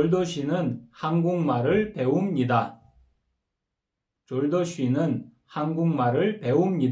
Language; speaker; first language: Korean; non-native, fluent; Kyrgyz